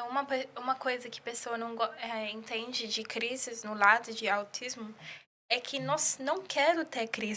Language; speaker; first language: Portuguese; early bilingual, heritage; English